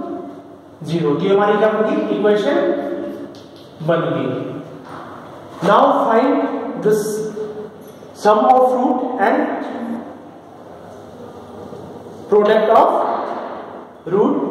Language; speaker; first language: Hindi; native; Hindi